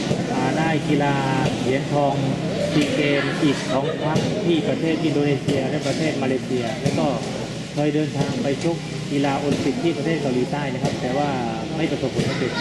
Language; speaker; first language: Thai; native; Thai